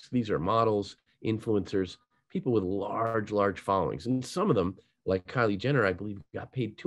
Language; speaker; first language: English; native; English